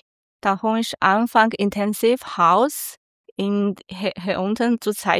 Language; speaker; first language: German; non-native, learner; Chinese